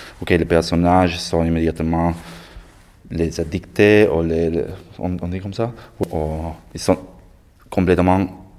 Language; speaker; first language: French; non-native, learner; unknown